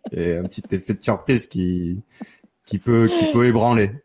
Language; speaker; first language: French; native; French